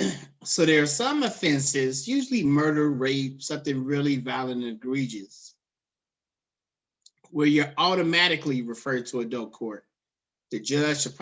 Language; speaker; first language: English; native; English